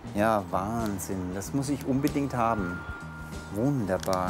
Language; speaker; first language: German; native; German